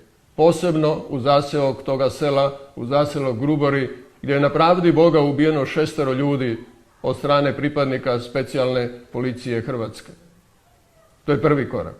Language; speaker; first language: Croatian; native; Croatian